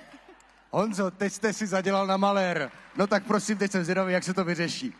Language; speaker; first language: Czech; native; Czech